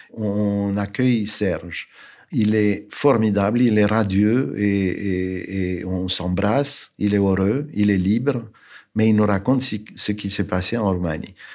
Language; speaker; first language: French; non-native, fluent; Romanian